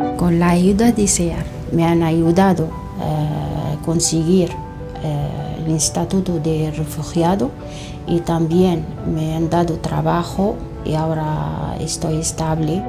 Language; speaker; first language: Spanish; non-native, fluent; Arabic